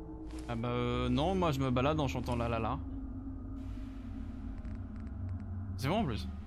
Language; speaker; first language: French; native; French